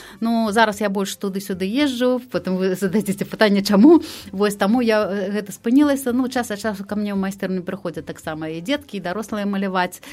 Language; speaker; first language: Belarusian; non-native, local second language; Russian